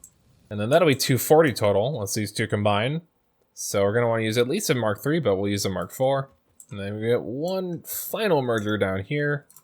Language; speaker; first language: English; native; English